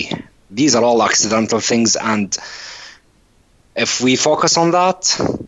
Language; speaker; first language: English; non-native, fluent; Arabic